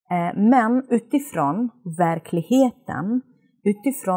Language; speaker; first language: Swedish; non-native, fluent; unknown